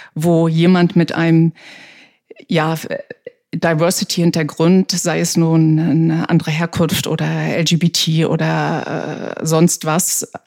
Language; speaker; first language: German; native; German